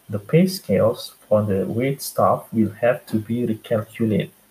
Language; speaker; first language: English; non-native, fluent; Indonesian